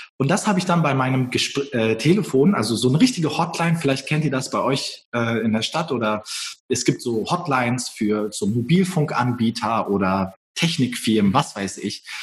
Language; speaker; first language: German; early bilingual, other home language; Turkish